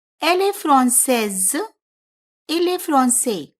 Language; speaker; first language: French; non-native, fluent; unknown